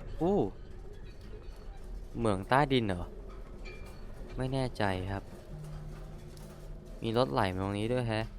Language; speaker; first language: Thai; native; Thai